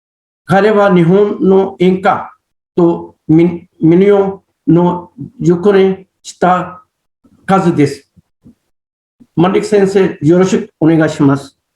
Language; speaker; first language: Japanese; non-native, learner; Hindi